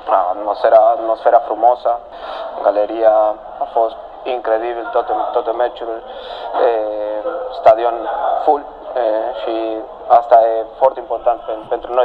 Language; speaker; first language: Romanian; non-native, learner; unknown